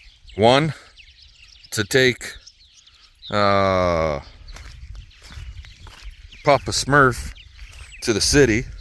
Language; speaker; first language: English; native; English